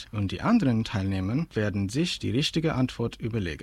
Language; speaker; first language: German; non-native, learner; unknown